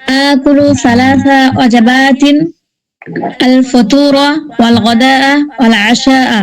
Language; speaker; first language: Arabic; non-native, learner; Bangla